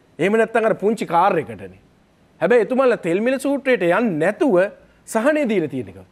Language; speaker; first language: Sinhala; native; Sinhala